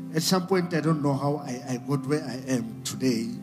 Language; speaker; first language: English; non-native, local second language; Southern Sotho